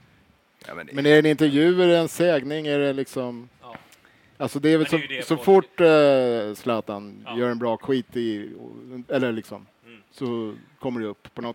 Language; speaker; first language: Swedish; native; Swedish